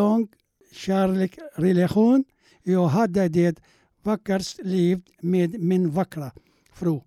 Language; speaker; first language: Swedish; non-native, learner; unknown